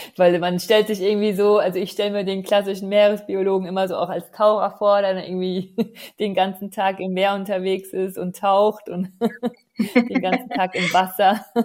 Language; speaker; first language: German; native; German